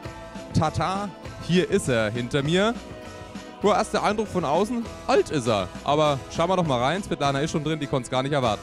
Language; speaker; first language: German; native; German